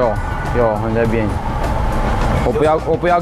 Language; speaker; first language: Chinese; non-native, learner; Russian